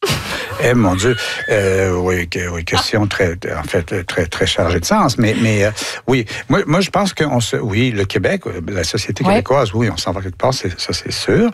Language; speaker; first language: French; native; French